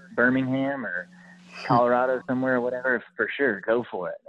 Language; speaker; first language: English; native; English